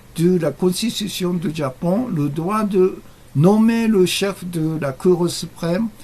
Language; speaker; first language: French; non-native, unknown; Japanese